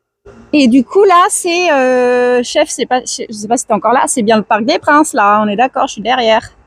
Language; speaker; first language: French; native; French